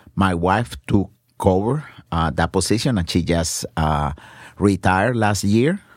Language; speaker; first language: English; non-native, fluent; Spanish